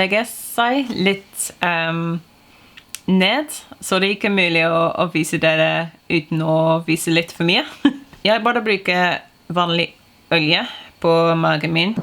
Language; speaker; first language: Norwegian; non-native, fluent; English